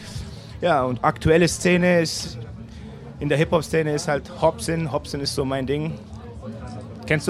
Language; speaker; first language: German; native; German